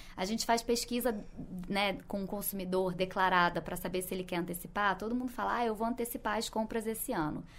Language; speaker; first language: Portuguese; native; Portuguese